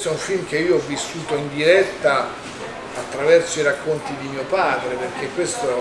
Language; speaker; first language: Italian; native; Italian